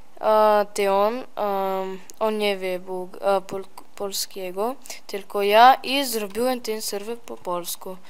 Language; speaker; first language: Polish; early bilingual, heritage; Polish